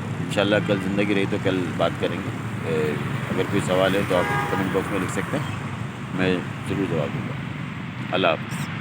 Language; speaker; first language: Urdu; non-native, local second language; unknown